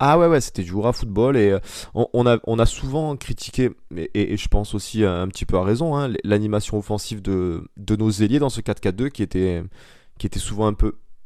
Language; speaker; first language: French; native; French